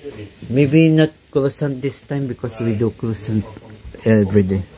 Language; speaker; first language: English; non-native, learner; Filipino